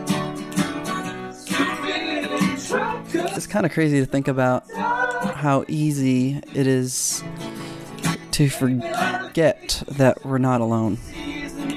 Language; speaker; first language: English; non-native, local second language; Filipino